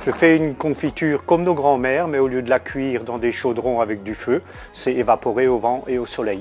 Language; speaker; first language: French; native; French